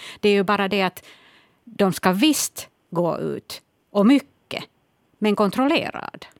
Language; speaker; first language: Swedish; non-native, local second language; Finnish